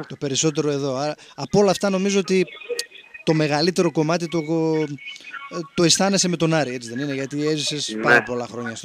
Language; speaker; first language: Greek; native; Greek